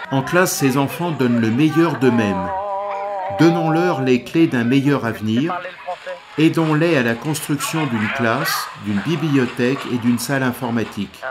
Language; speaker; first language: French; native; French